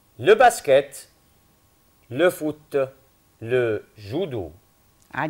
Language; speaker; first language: French; non-native, fluent; Arabic